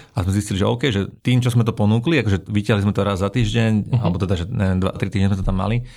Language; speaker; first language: Slovak; native; Slovak